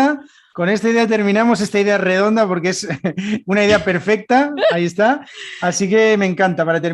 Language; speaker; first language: Spanish; native; Spanish